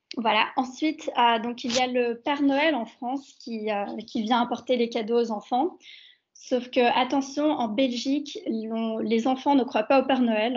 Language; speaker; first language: French; native; French